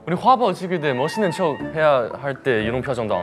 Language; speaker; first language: Korean; non-native, fluent; Chinese